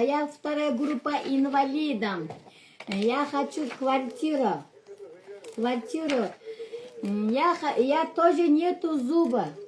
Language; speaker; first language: Russian; non-native, local second language; Kyrgyz